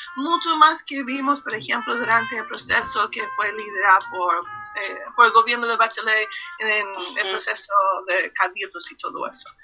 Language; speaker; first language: Spanish; non-native, fluent; English